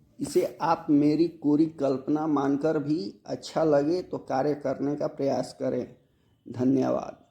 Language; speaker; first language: Hindi; native; Hindi